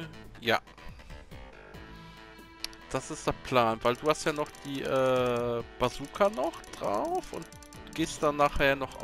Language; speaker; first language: German; native; German